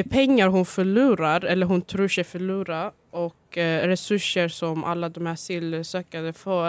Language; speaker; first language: Swedish; early bilingual, other home language; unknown